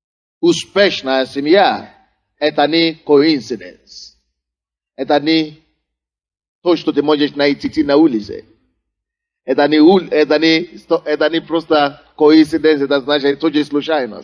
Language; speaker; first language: Russian; non-native, fluent; Yoruba